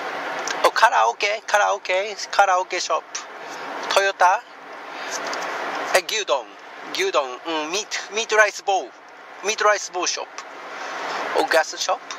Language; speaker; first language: English; non-native, learner; Japanese